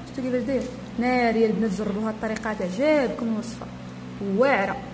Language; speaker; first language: Arabic; native; Arabic